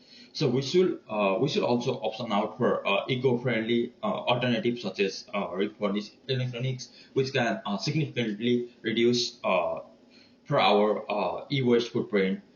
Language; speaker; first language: English; non-native, learner; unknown